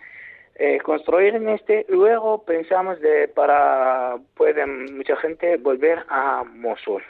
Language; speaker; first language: Spanish; non-native, learner; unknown